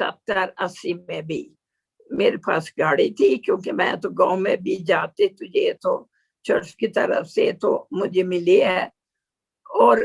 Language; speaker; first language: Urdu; non-native, learner; Swedish